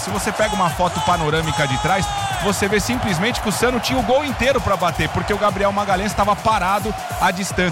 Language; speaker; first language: Portuguese; native; Portuguese